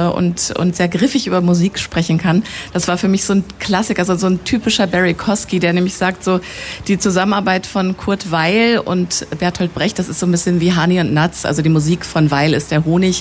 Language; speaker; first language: German; native; German